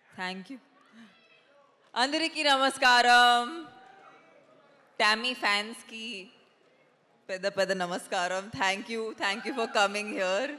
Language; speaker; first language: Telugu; non-native, local second language; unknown